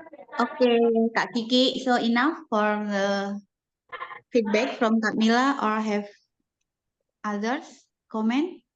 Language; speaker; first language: English; non-native, learner; Indonesian